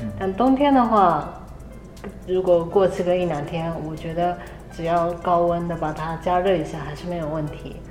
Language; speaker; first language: Chinese; native; Chinese